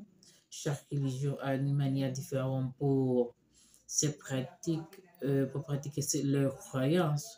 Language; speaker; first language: French; non-native, learner; Spanish